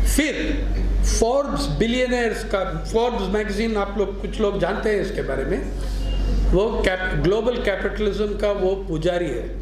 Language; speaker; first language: Hindi; non-native, local second language; Telugu